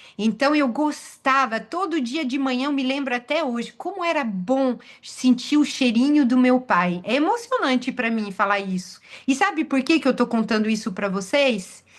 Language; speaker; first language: Portuguese; non-native, fluent; French